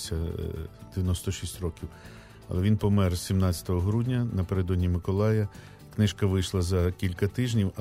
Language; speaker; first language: Ukrainian; native; Ukrainian